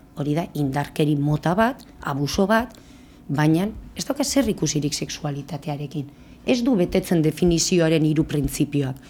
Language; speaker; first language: Basque; native; Basque